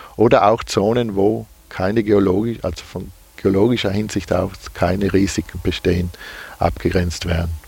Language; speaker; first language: German; native; German